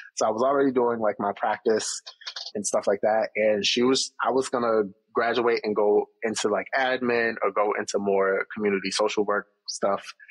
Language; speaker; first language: English; native; English